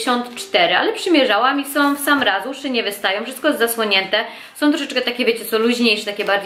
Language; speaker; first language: Polish; native; Polish